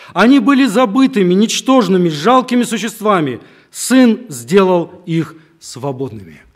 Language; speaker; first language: Russian; native; Russian